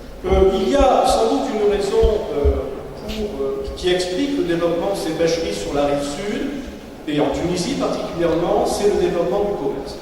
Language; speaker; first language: French; native; French